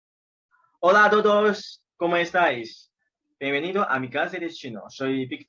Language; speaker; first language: Spanish; non-native, fluent; Chinese